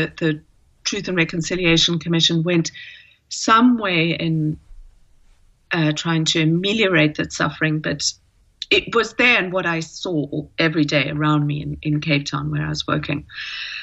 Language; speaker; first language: English; native; English